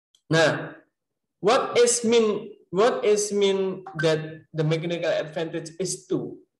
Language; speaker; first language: English; non-native, learner; Indonesian